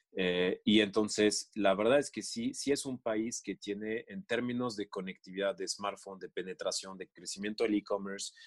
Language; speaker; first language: Spanish; non-native, fluent; French